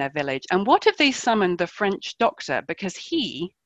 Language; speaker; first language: English; native; English